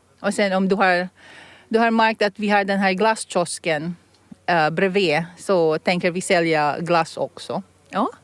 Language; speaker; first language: Swedish; non-native, fluent; Filipino